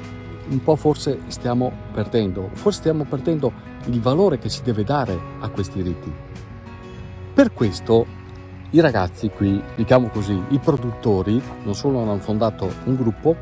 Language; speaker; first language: Italian; native; Italian